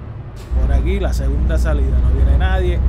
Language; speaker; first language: Spanish; native; Spanish